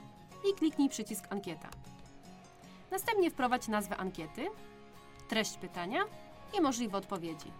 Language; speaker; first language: Polish; native; Polish